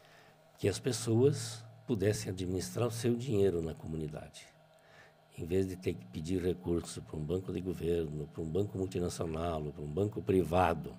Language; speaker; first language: Portuguese; native; Portuguese